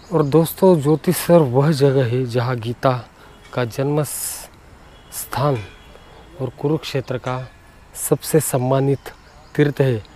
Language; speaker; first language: Hindi; non-native, local second language; Marathi